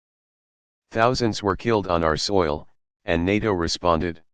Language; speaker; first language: English; native; English